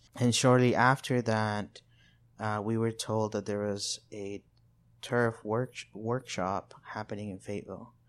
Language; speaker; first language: English; non-native, fluent; Spanish